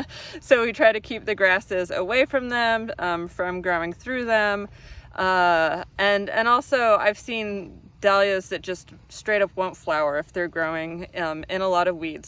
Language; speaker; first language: English; native; English